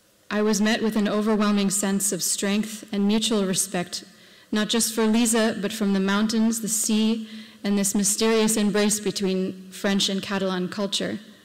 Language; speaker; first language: English; native; English